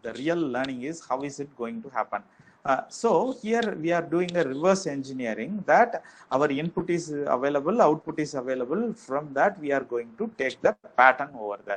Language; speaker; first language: English; non-native, local second language; Tamil